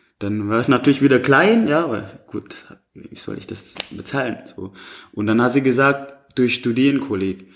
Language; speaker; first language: German; non-native, fluent; Indonesian